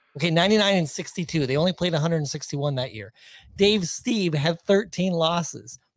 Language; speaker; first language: English; native; English